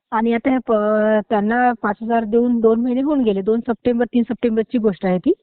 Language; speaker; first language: Marathi; native; Marathi